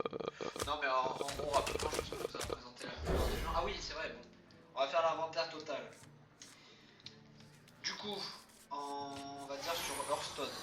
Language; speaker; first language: French; native; French